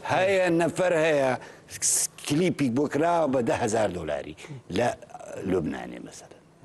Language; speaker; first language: Central Kurdish; native; Central Kurdish